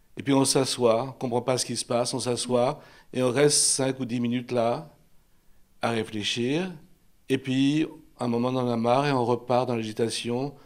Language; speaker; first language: French; native; French